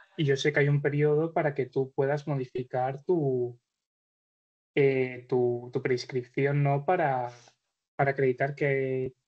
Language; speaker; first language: Spanish; native; Spanish